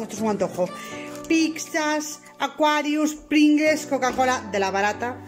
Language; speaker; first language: Spanish; native; Spanish